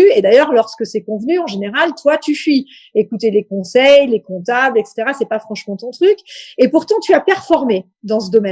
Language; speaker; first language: French; native; French